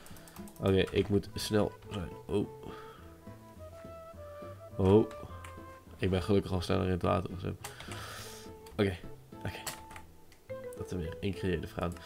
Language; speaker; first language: Dutch; native; Dutch